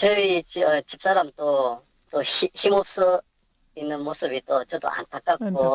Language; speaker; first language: Korean; native; Korean